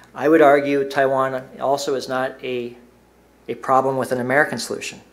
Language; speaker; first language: English; native; English